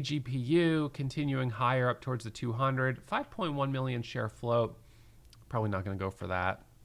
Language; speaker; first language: English; native; English